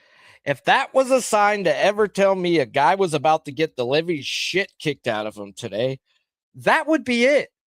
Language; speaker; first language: English; native; English